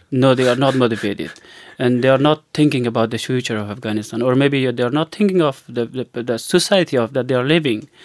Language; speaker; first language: English; non-native, learner; Persian